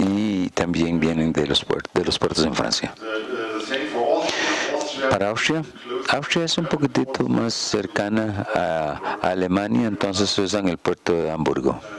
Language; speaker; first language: Spanish; non-native, fluent; German